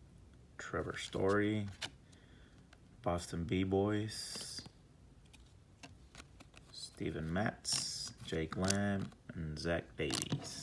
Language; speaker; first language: English; native; English